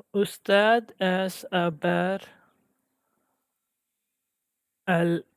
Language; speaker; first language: Spanish; non-native, learner; English